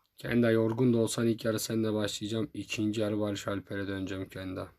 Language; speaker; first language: Turkish; native; Turkish